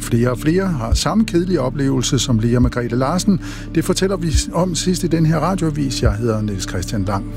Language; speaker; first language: Danish; native; Danish